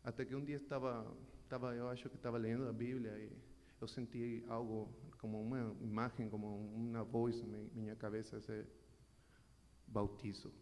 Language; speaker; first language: Portuguese; non-native, learner; Spanish